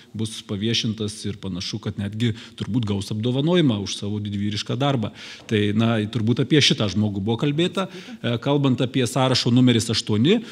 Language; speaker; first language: Lithuanian; native; Lithuanian